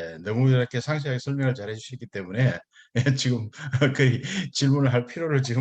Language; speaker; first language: Korean; native; Korean